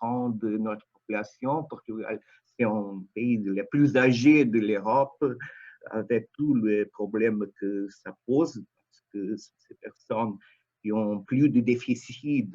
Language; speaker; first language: French; non-native, fluent; Portuguese